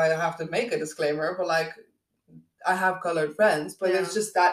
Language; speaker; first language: English; non-native, local second language; Dutch